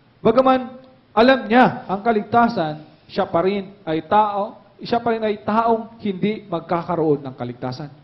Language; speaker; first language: Filipino; native; Filipino